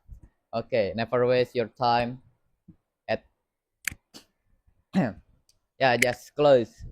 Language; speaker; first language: English; non-native, learner; Indonesian